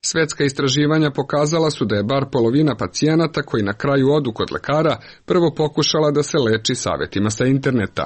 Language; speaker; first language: Serbian; native; Serbian